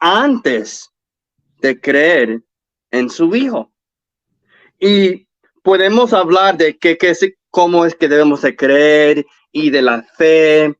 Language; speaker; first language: Spanish; early bilingual, heritage; English